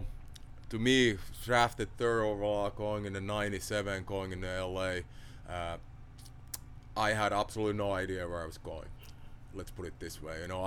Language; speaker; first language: English; non-native, fluent; Finnish